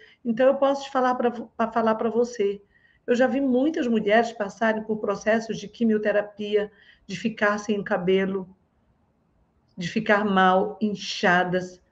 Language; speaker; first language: Portuguese; native; Portuguese